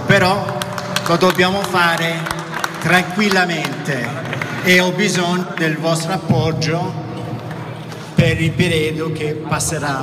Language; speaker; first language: Italian; early bilingual, heritage; Italian